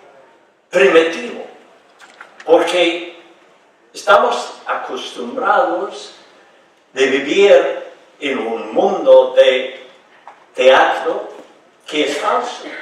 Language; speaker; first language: Spanish; non-native, fluent; English